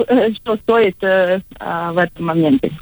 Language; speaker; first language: Russian; non-native, local second language; Latvian